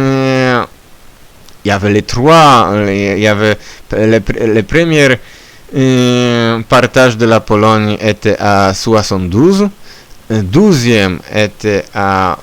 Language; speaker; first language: French; non-native, learner; Polish